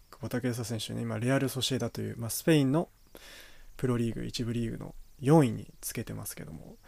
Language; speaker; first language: Japanese; native; Japanese